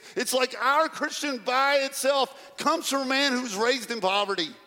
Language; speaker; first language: English; native; English